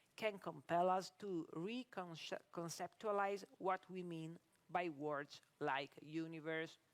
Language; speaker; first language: English; non-native, fluent; Italian